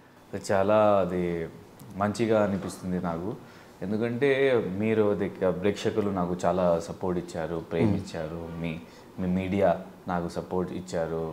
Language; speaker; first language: Telugu; non-native, learner; Hindi